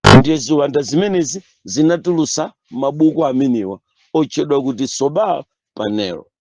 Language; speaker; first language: Nyanja; native; Nyanja